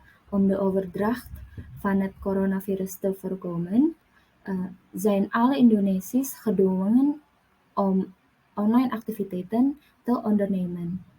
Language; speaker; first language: Dutch; non-native, learner; Indonesian